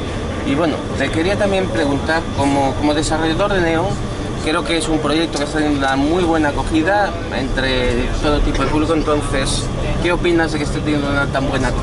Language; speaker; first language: Spanish; native; Spanish